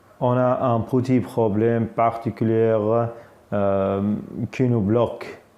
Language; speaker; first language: French; non-native, fluent; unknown